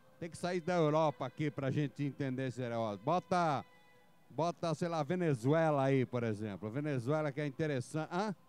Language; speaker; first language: Portuguese; native; Portuguese